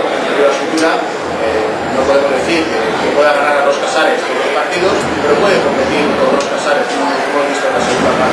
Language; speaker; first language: Spanish; native; Spanish